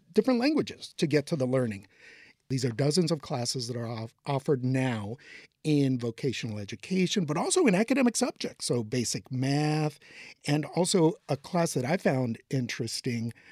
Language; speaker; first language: English; early bilingual, other home language; Spanish